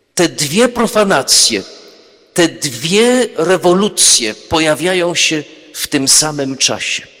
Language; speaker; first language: Polish; early bilingual, heritage; Polish